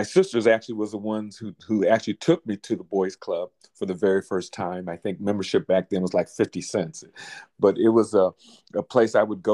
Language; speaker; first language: English; native; English